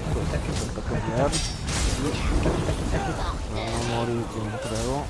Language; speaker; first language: Spanish; non-native, learner; French